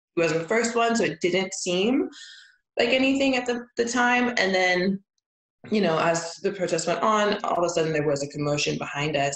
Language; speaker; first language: English; native; English